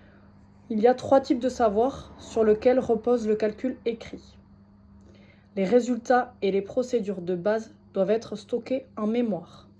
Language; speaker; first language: French; native; French